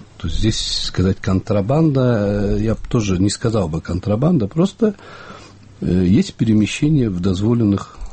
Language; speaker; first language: Russian; non-native, local second language; Kyrgyz